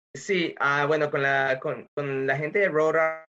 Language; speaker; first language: Spanish; native; Spanish